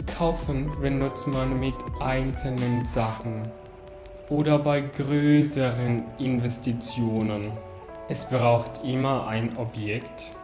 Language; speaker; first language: German; non-native, fluent; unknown